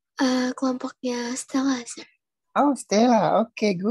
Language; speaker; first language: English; non-native, fluent; Indonesian